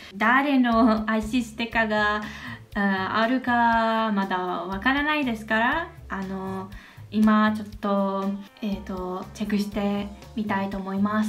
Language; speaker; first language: Japanese; non-native, learner; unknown